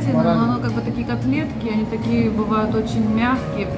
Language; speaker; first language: Russian; early bilingual, heritage; Russian